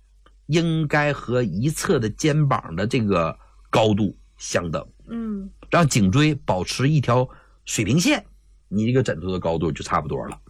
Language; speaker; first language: Chinese; native; Chinese